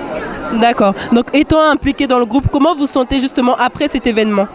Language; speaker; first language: French; native; French